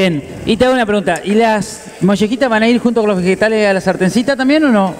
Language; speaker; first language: Spanish; native; Spanish